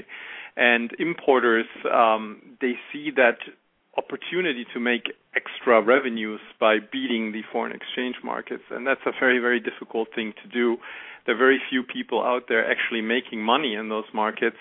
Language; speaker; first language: English; non-native, fluent; German